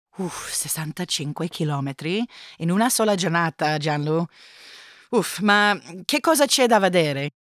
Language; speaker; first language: Italian; non-native, learner; English